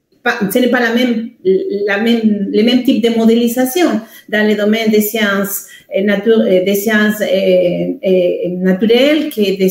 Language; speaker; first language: French; non-native, fluent; Spanish